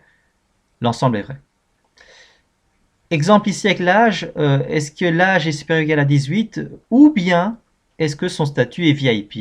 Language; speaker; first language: French; native; French